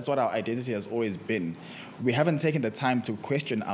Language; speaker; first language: English; non-native, local second language; Zulu